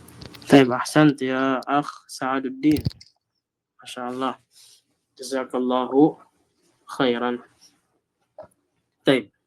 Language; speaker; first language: Arabic; non-native, fluent; Filipino